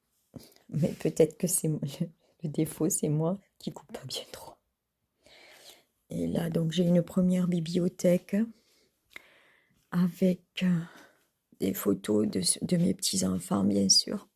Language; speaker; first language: French; native; French